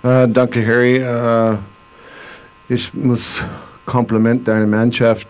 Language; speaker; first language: German; non-native, learner; English